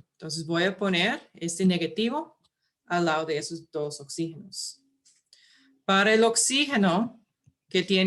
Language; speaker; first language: Spanish; early bilingual, heritage; English